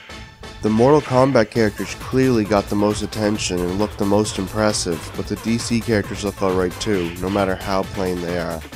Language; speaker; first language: English; native; English